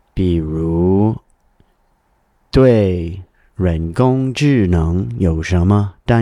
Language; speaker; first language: Chinese; non-native, learner; English